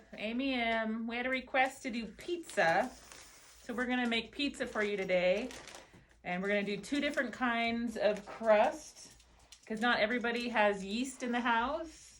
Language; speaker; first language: English; native; English